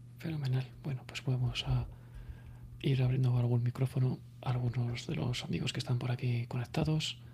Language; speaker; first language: Spanish; native; Spanish